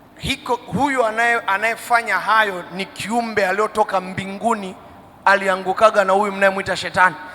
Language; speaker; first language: Swahili; native; Swahili